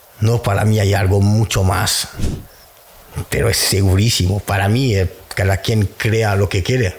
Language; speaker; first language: Spanish; non-native, learner; French